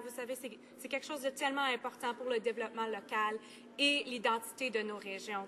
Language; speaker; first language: French; native; French